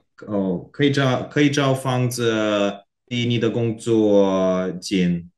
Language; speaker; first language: Chinese; non-native, learner; Korean